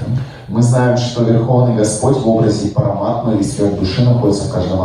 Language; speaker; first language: Russian; native; Russian